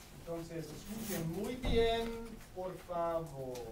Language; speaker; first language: Spanish; non-native, fluent; English